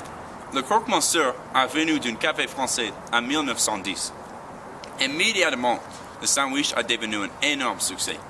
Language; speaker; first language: French; non-native, learner; English